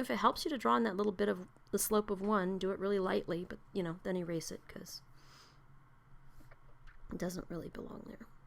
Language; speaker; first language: English; native; English